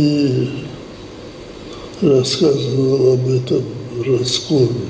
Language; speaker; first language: Russian; non-native, local second language; Georgian